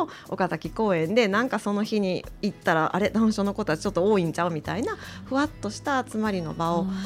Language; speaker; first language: Japanese; native; Japanese